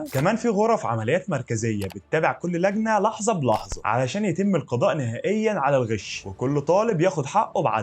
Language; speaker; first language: Arabic; native; Arabic